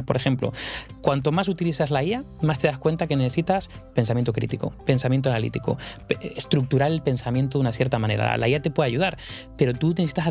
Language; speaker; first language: Spanish; native; Spanish